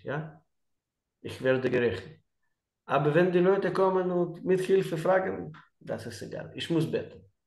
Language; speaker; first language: German; non-native, learner; Russian